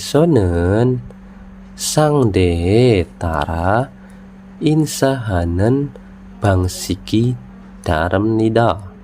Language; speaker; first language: Korean; non-native, fluent; Indonesian